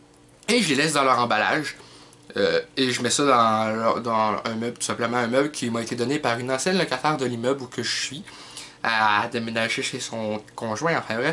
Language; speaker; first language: French; native; French